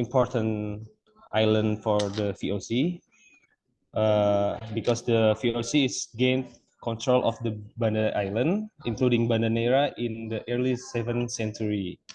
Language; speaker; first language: English; non-native, local second language; Indonesian